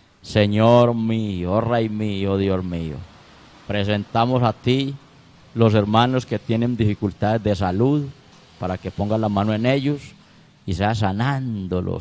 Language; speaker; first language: Spanish; native; Spanish